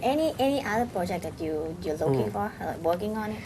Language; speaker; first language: English; non-native, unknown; Thai